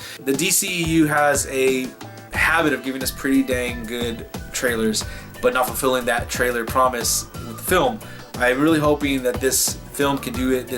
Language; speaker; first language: English; native; English